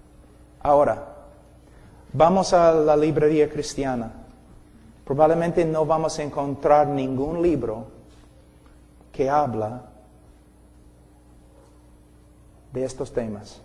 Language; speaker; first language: Spanish; non-native, fluent; English